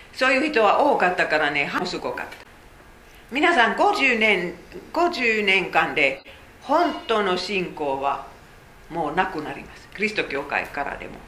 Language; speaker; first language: Japanese; non-native, fluent; Finnish